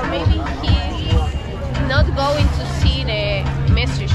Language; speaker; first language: English; non-native, learner; Spanish